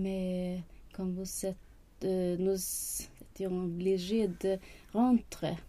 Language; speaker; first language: French; non-native, learner; Swedish